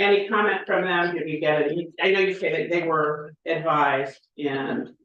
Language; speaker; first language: English; native; English